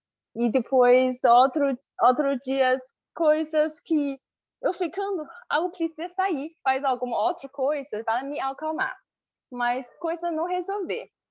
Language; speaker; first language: Portuguese; non-native, learner; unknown